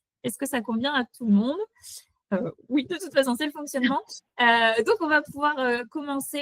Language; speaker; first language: French; native; French